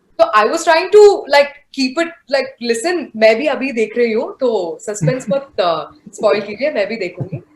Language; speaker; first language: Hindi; non-native, local second language; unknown